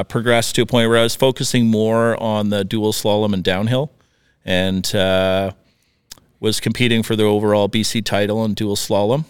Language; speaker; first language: English; native; English